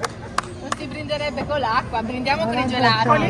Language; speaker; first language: Italian; native; Italian